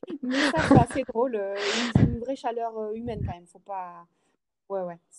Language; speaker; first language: French; native; French